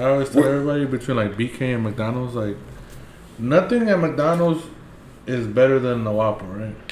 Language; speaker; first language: English; early bilingual, other home language; Spanish